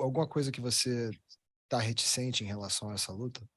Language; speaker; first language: Portuguese; native; Portuguese